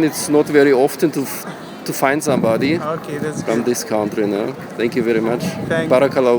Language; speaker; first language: English; non-native, learner; German